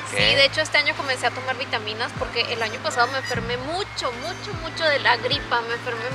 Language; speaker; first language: Spanish; native; Spanish